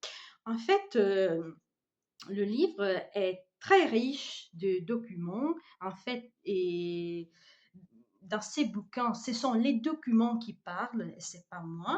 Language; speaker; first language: French; non-native, fluent; Italian